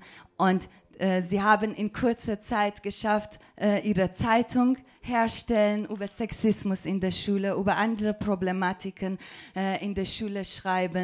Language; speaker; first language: German; non-native, fluent; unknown